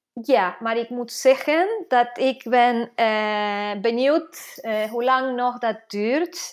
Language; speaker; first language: Dutch; non-native, fluent; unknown